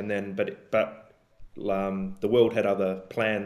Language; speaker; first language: English; native; English